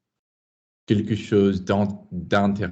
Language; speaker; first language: French; non-native, learner; English